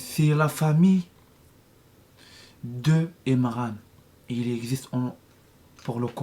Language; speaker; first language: French; non-native, learner; Arabic